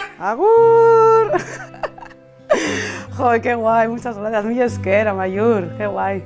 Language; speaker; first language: Spanish; native; Spanish